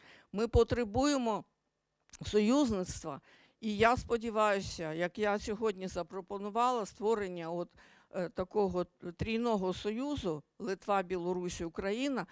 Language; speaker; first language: Ukrainian; native; Ukrainian